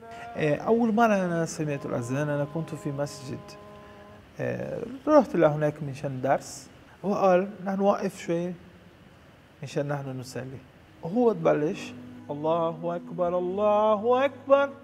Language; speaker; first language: Arabic; non-native, learner; Portuguese